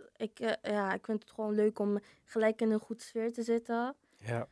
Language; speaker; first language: Dutch; early bilingual, other home language; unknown